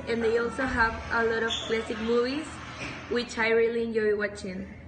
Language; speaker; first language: English; non-native, learner; Spanish